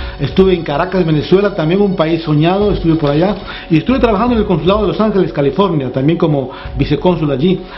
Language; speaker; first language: Spanish; native; Spanish